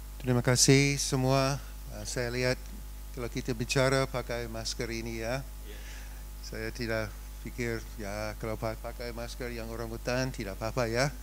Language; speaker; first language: Indonesian; non-native, fluent; English